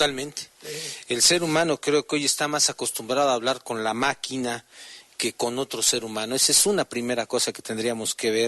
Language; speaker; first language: Spanish; native; Spanish